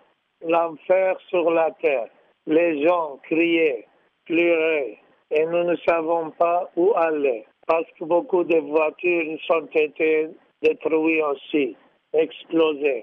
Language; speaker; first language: French; non-native, learner; Arabic